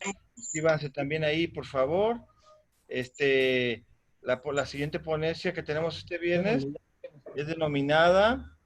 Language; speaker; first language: Spanish; native; Spanish